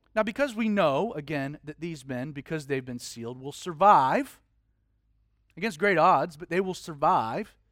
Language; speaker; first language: English; native; English